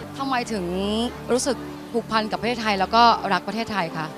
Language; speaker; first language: Thai; native; Thai